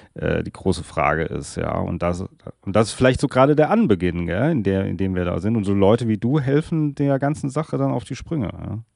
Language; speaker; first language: German; native; German